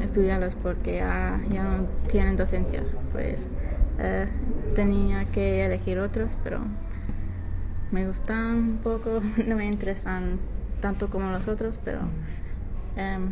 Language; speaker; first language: Spanish; non-native, fluent; English